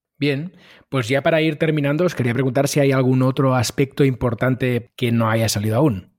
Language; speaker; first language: Spanish; non-native, local second language; Catalan